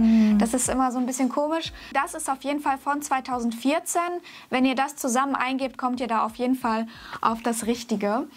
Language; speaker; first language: German; native; German